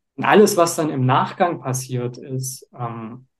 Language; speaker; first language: German; native; German